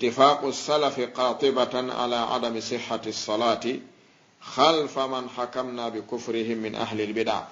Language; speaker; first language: Arabic; non-native, fluent; Fula